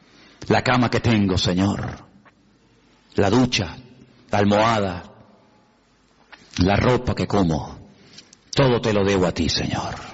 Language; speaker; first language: Spanish; native; Spanish